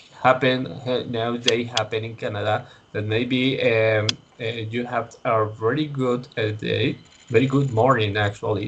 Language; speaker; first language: English; non-native, learner; Spanish